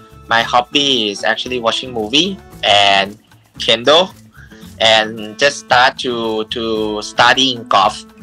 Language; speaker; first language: English; non-native, fluent; Thai